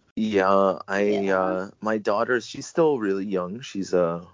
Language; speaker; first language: English; native; English